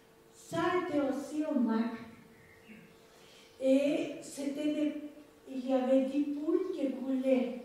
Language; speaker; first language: French; non-native, fluent; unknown